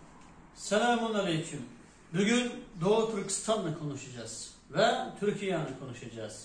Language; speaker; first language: Turkish; non-native, fluent; Uyghur